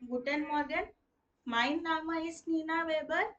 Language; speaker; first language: German; non-native, fluent; Hindi